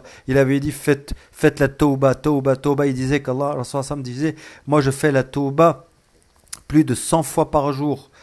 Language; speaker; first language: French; native; French